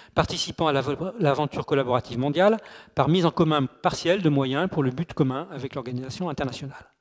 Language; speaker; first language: French; native; French